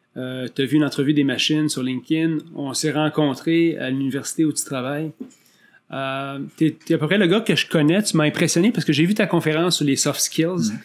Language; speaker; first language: French; native; French